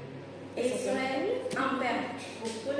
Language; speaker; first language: French; non-native, fluent; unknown